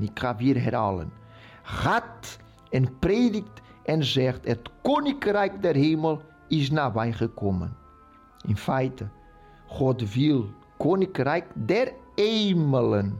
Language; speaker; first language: Dutch; non-native, local second language; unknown